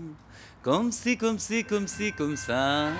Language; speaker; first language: French; non-native, learner; Bulgarian